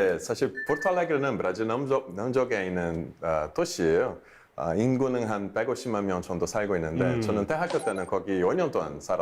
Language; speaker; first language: Korean; non-native, fluent; Portuguese